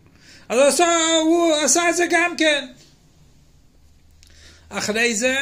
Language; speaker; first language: Hebrew; non-native, fluent; English